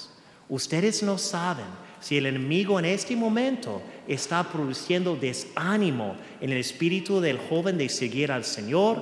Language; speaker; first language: Spanish; early bilingual, heritage; English